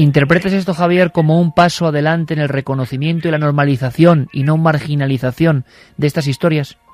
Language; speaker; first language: Spanish; native; Spanish